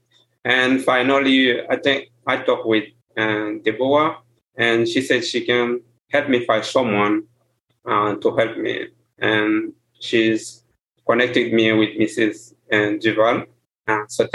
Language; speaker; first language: English; non-native, learner; Haitian Creole